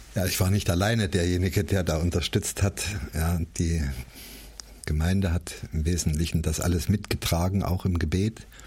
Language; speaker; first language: German; native; German